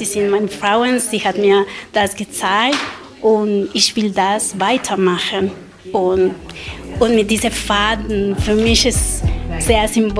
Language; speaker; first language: German; non-native, learner; Spanish